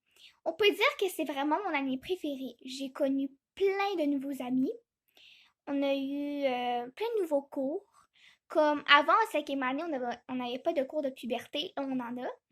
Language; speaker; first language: French; early bilingual, other home language; Chinese